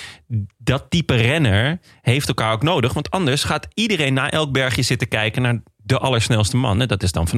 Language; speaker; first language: Dutch; native; Dutch